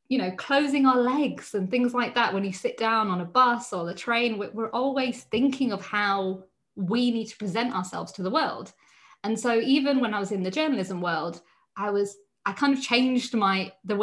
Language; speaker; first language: English; native; English